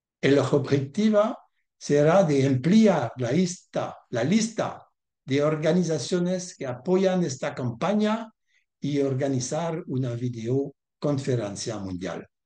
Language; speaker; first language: Spanish; non-native, learner; French